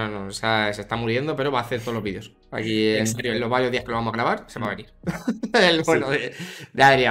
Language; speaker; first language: Spanish; native; Spanish